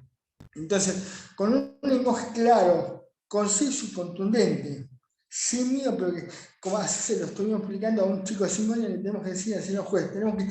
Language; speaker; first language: Spanish; native; Spanish